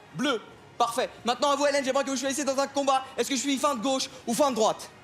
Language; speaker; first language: French; non-native, fluent; Arabic